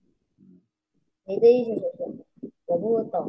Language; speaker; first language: Chinese; non-native, learner; Vietnamese